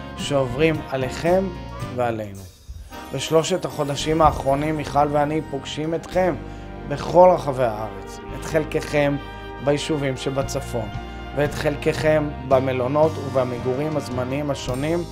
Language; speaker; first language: Hebrew; native; Hebrew